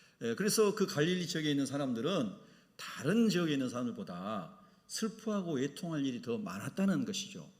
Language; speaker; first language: Korean; native; Korean